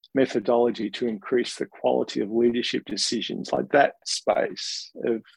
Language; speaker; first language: English; native; English